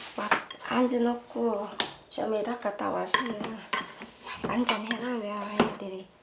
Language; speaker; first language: Korean; non-native, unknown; Vietnamese